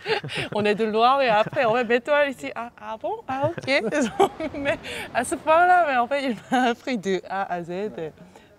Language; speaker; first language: French; non-native, fluent; Korean